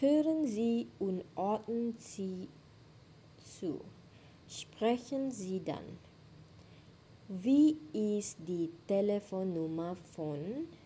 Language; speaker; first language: German; non-native, fluent; Indonesian